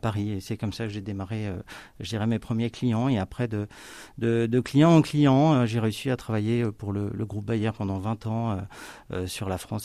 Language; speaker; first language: French; native; French